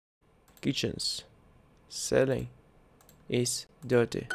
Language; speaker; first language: English; non-native, learner; Russian